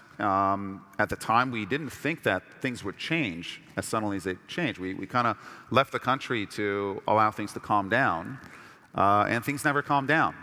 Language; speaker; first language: English; early bilingual, other home language; Persian